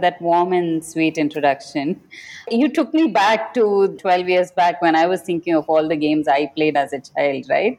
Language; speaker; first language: English; non-native, local second language; Kannada